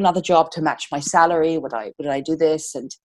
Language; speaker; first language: English; native; English